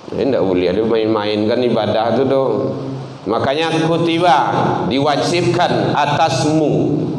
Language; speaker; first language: Malay; non-native, local second language; Minangkabau